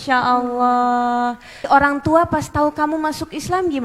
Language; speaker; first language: Indonesian; native; Indonesian